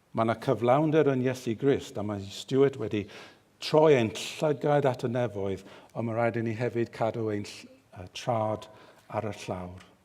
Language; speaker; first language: Welsh; native; Welsh